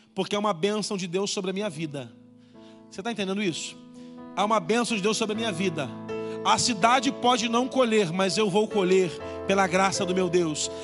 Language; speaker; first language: Portuguese; native; Portuguese